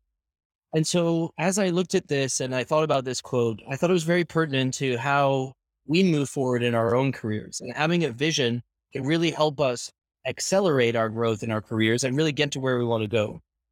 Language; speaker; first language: English; native; English